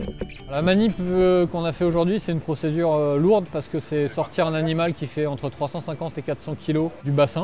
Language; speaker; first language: French; native; French